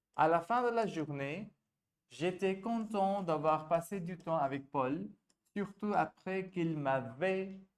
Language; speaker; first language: French; non-native, fluent; Hindi